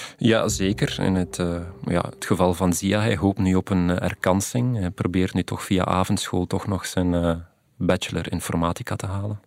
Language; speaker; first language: Dutch; native; Dutch